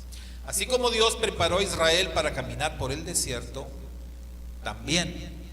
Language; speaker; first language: Spanish; native; Spanish